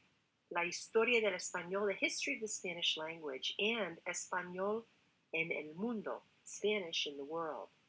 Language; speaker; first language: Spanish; non-native, fluent; English